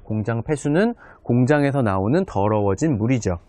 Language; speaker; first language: Korean; native; Korean